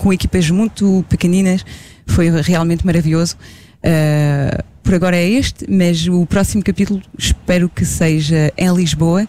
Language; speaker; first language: Portuguese; non-native, fluent; French